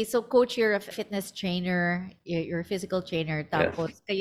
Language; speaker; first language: English; non-native, local second language; Filipino